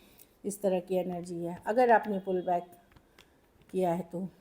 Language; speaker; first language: Hindi; native; Hindi